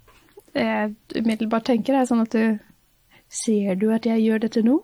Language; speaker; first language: Norwegian; native; Norwegian